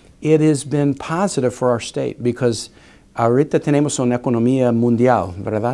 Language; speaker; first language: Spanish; non-native, fluent; English